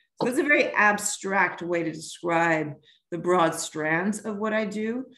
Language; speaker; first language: English; early bilingual, other home language; French